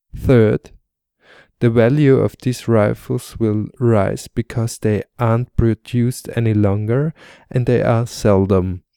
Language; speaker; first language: English; non-native, fluent; German